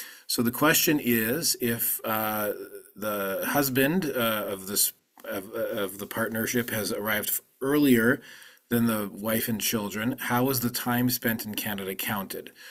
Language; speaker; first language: English; early bilingual, other home language; Ukrainian